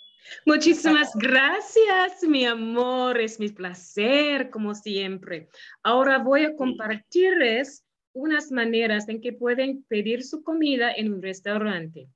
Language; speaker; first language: Spanish; non-native, fluent; English